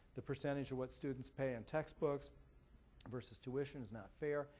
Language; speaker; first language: English; native; English